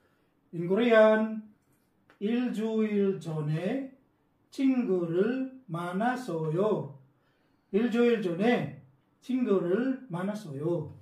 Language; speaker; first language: Korean; non-native, fluent; Filipino